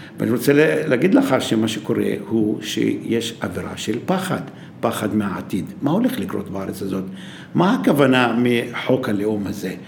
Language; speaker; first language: Hebrew; non-native, local second language; Arabic